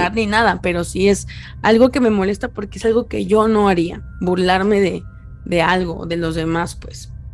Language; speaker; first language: Spanish; native; Spanish